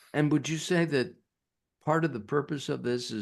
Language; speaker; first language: English; native; English